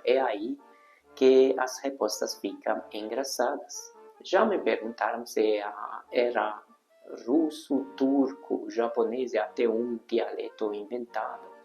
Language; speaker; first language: Portuguese; non-native, fluent; Hungarian